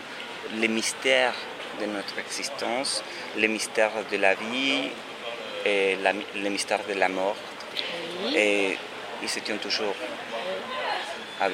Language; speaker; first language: French; non-native, fluent; Spanish